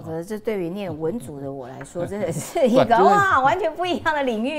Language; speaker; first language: Chinese; native; Chinese